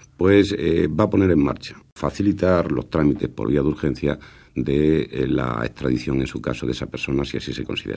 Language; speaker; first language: Spanish; native; Spanish